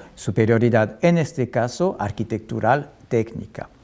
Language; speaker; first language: Spanish; non-native, fluent; French